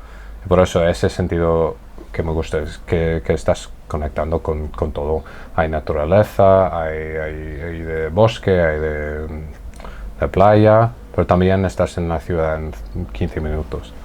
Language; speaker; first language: Spanish; non-native, fluent; English